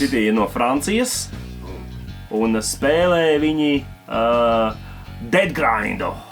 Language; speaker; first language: Latvian; native; Latvian